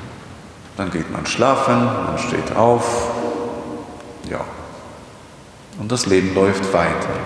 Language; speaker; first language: German; non-native, fluent; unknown